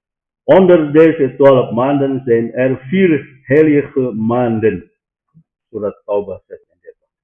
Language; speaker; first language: Dutch; non-native, fluent; Indonesian